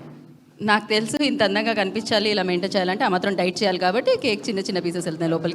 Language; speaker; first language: Telugu; native; Telugu